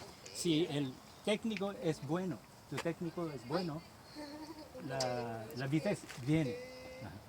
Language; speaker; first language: Spanish; non-native, learner; French